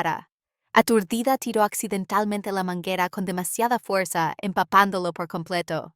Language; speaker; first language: Spanish; native; Spanish